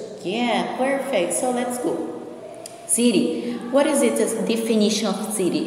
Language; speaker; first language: English; non-native, fluent; Portuguese